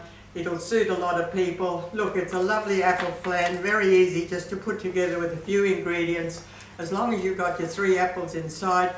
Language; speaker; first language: English; native; English